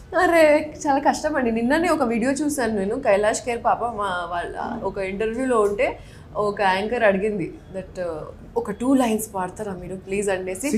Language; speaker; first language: Telugu; non-native, local second language; Hindi